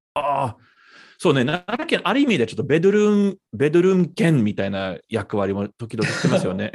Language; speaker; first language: Japanese; non-native, fluent; English